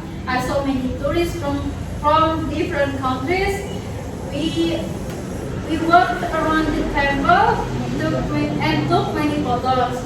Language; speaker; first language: English; non-native, learner; Indonesian